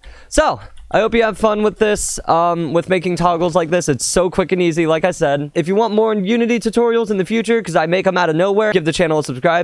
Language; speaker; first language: English; native; English